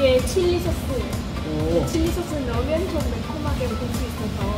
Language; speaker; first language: Korean; non-native, fluent; Vietnamese